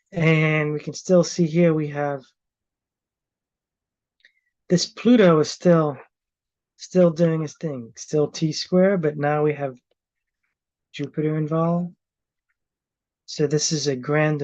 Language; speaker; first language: English; native; English